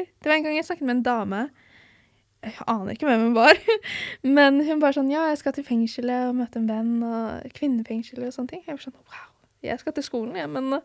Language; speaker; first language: Norwegian; early bilingual, other home language; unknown